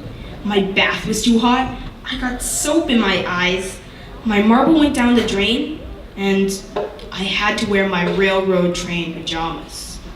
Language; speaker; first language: English; native; English